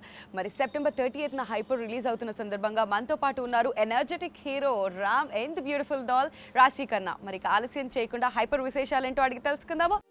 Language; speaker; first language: Telugu; native; Telugu